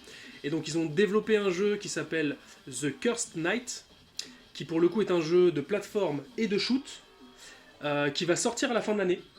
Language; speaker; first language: French; native; French